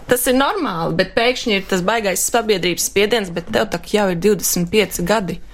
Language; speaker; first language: Latvian; early bilingual, heritage; Latvian